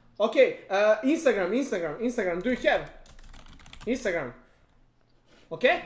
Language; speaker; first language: English; non-native, learner; Serbian